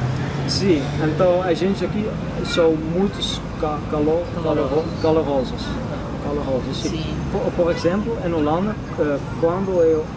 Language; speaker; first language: Portuguese; non-native, learner; Dutch